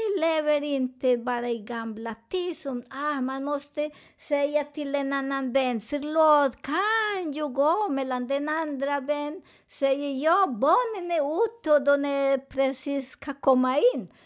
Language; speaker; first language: Swedish; non-native, fluent; Spanish